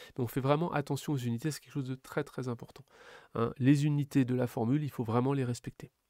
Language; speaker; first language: French; native; French